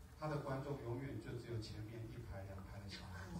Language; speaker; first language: Chinese; native; Chinese